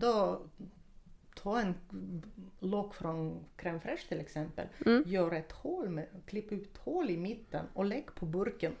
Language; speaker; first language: Swedish; non-native, fluent; Russian